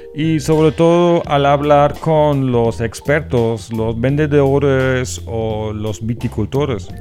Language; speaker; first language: Spanish; non-native, fluent; German